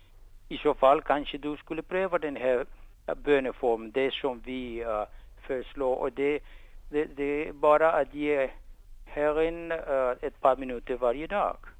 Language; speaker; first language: Swedish; non-native, fluent; Spanish